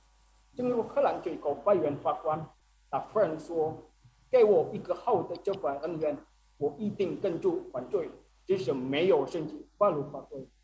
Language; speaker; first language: Chinese; non-native, learner; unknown